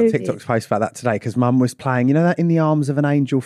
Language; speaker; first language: English; native; English